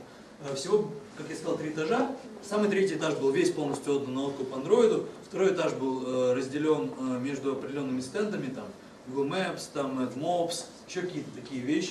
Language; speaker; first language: Russian; native; Russian